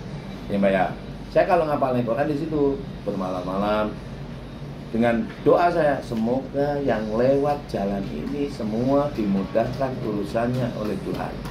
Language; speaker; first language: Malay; non-native, local second language; Javanese